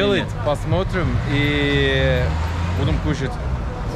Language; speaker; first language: Russian; non-native, learner; Turkish